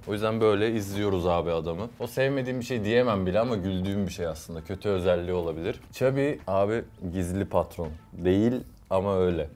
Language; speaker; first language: Turkish; early bilingual, heritage; English